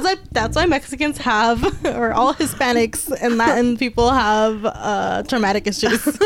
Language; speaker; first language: English; early bilingual, other home language; Spanish